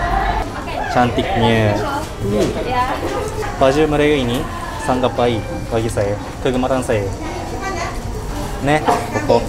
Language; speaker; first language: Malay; non-native, learner; Japanese